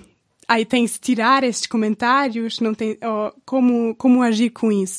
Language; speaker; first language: Portuguese; non-native, fluent; German